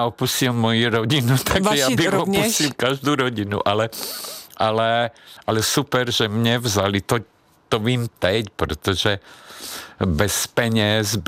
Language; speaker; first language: Czech; non-native, fluent; Hungarian